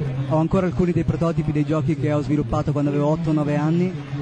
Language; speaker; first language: Italian; native; Italian